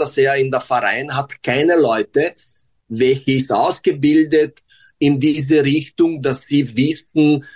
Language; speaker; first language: German; non-native, learner; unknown